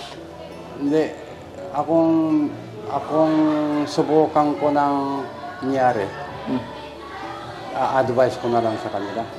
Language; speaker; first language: Filipino; non-native, learner; Japanese